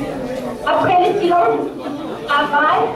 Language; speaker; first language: French; non-native, local second language; Arabic